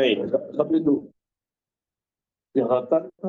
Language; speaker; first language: Hebrew; non-native, fluent; French